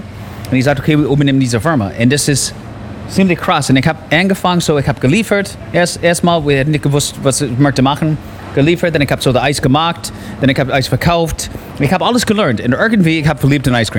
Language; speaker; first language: German; non-native, learner; English